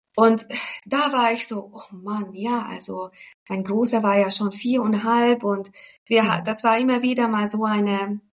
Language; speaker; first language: German; non-native, fluent; Hungarian